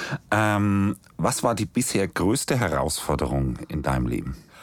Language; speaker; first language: German; native; German